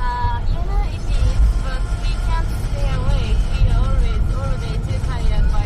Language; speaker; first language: English; non-native, learner; Japanese